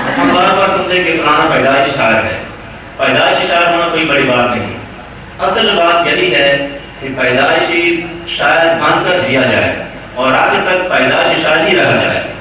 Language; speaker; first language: Urdu; non-native, local second language; Pashto